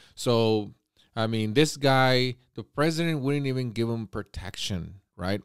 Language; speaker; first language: English; native; English